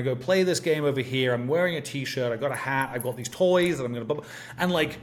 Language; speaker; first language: English; native; English